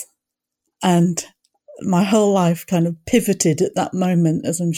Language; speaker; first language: English; native; English